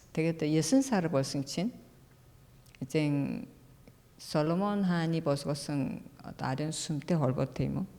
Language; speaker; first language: Mongolian; non-native, fluent; Korean